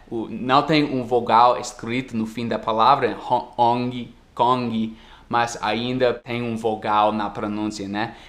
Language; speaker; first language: Portuguese; non-native, fluent; English